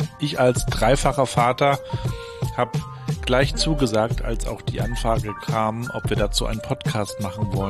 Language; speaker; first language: German; native; German